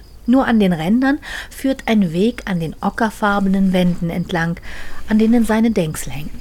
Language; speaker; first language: German; native; German